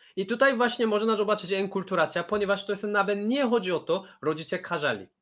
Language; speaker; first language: Polish; non-native, fluent; Korean